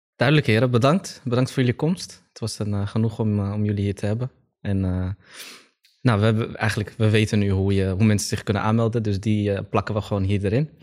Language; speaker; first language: Dutch; early bilingual, other home language; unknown